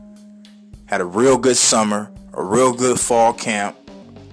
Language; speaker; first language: English; native; English